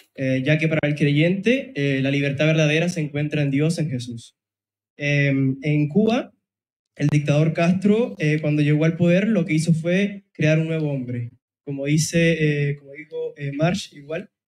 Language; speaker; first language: Spanish; non-native, fluent; Italian